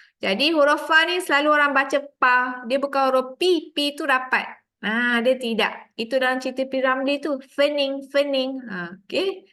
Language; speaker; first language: Malay; native; Malay